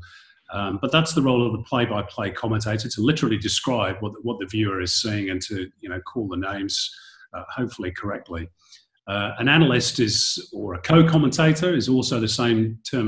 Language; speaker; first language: English; native; English